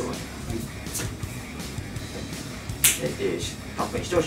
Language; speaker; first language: Japanese; native; Japanese